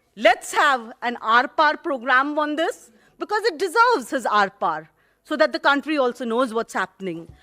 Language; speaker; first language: English; non-native, local second language; Hindi